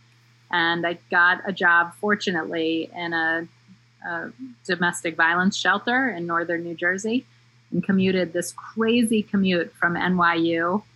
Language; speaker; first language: English; native; English